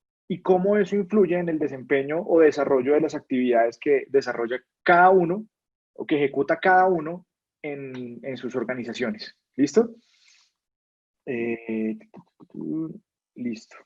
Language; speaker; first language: Spanish; native; Spanish